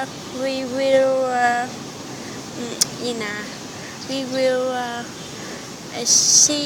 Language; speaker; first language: English; non-native, learner; Vietnamese